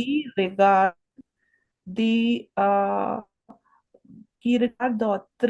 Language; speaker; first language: French; non-native, learner; Hindi